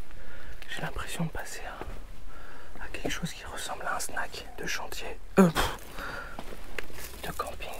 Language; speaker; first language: French; native; French